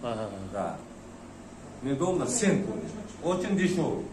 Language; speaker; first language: Russian; non-native, local second language; Uzbek